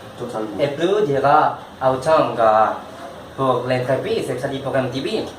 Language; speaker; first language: French; non-native, learner; Spanish